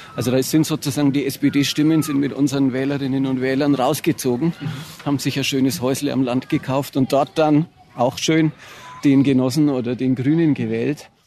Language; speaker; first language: German; native; German